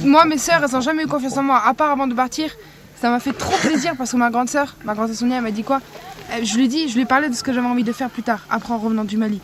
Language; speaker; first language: French; native; French